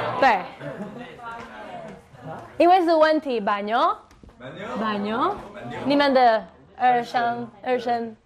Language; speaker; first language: Chinese; non-native, learner; Spanish